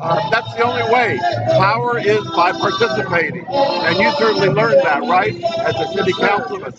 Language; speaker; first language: English; early bilingual, other home language; Spanish